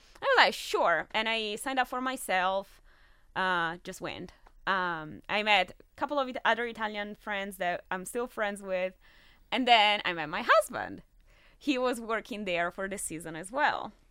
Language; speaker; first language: English; non-native, fluent; Italian